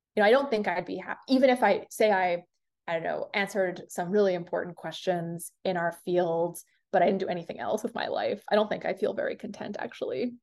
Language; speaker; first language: English; native; English